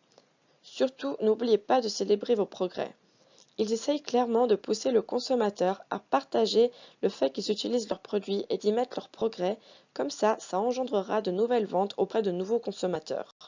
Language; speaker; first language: French; native; French